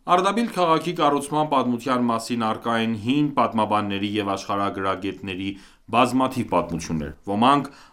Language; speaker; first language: Armenian; early bilingual, heritage; Armenian